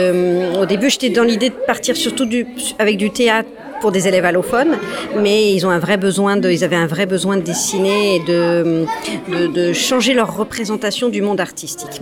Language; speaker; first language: French; native; French